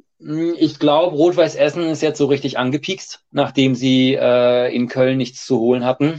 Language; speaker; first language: German; native; German